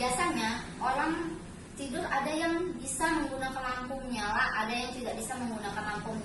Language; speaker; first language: Indonesian; native; Indonesian